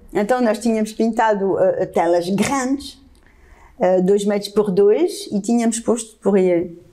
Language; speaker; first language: Portuguese; non-native, fluent; French